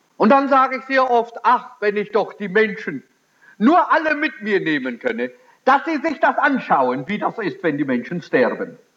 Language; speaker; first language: German; early bilingual, heritage; German